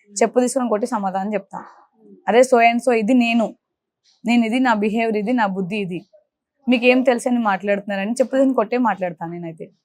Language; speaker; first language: Telugu; native; Telugu